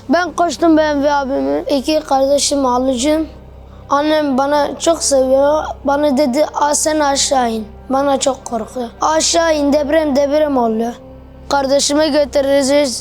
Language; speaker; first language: Turkish; early bilingual, other home language; Arabic